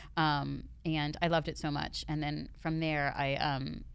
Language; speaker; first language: English; native; English